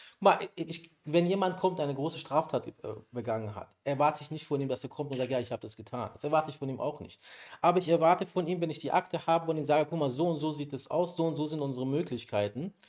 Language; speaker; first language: German; early bilingual, other home language; Persian